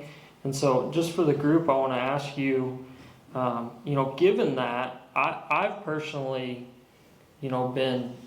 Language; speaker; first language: English; native; English